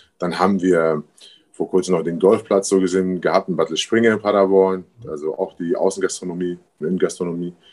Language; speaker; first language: German; early bilingual, other home language; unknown